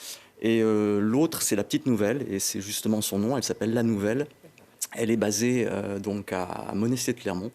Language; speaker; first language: French; native; French